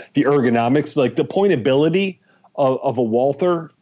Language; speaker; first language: English; native; English